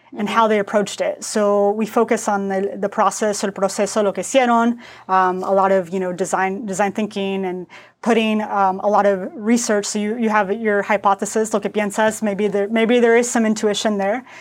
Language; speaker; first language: English; early bilingual, other home language; Spanish